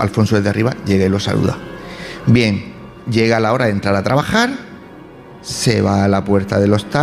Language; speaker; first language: Spanish; native; Spanish